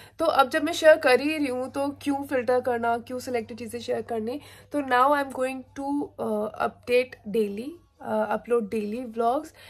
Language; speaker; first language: Hindi; native; Hindi